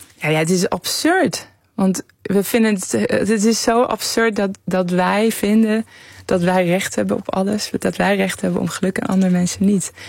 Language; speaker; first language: Dutch; early bilingual, other home language; Persian